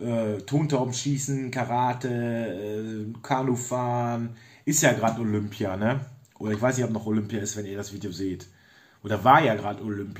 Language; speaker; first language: German; native; German